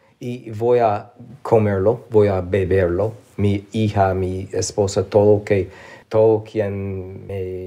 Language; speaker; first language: Spanish; non-native, learner; English